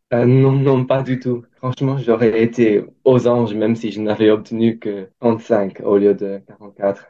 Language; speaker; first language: French; non-native, fluent; English